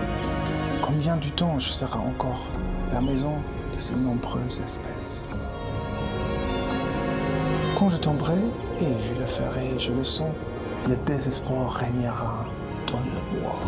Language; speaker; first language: French; non-native, fluent; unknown